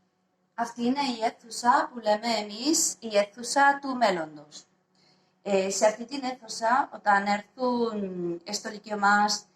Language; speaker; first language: Greek; non-native, fluent; Spanish